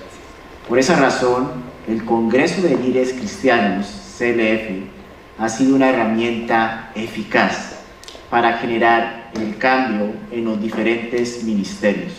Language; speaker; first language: Spanish; native; Spanish